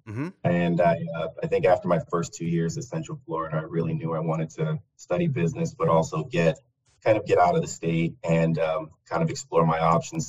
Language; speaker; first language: English; native; English